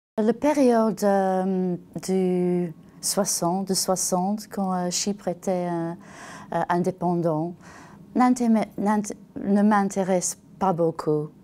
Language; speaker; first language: French; non-native, learner; English